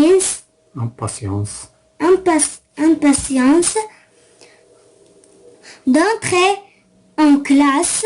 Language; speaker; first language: French; non-native, local second language; Arabic